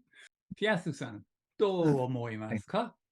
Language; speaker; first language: Japanese; non-native, learner; English